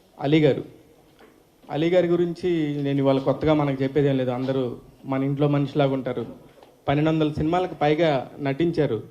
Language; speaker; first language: Telugu; native; Telugu